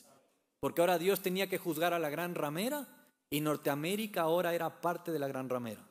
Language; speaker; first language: Spanish; native; Spanish